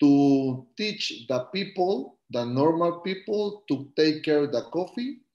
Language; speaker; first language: English; non-native, learner; Spanish